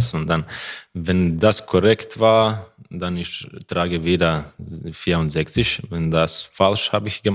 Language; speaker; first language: German; non-native, learner; Croatian